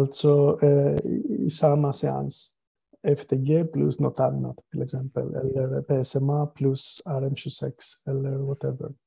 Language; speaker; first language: Swedish; non-native, fluent; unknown